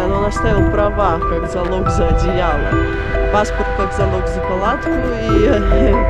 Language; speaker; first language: Russian; native; Russian